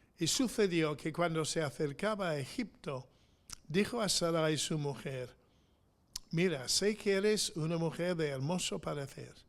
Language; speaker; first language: Spanish; non-native, fluent; English